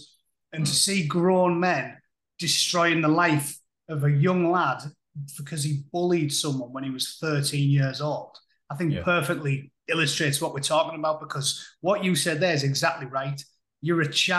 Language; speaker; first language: English; native; English